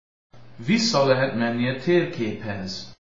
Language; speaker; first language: Hungarian; early bilingual, heritage; Hungarian